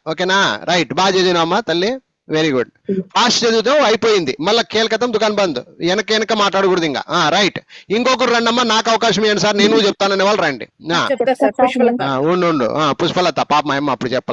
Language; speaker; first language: Telugu; native; Telugu